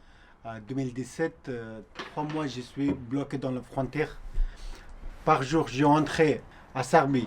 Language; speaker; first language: French; non-native, learner; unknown